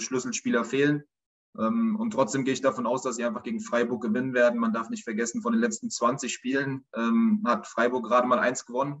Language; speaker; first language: German; native; German